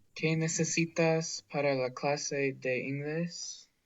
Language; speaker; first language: Spanish; non-native, learner; English